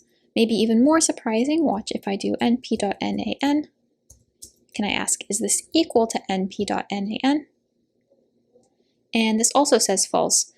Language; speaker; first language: English; native; English